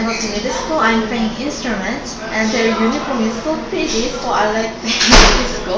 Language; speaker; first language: English; non-native, learner; Korean